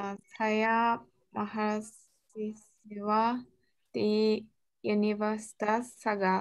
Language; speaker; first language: Indonesian; non-native, learner; Japanese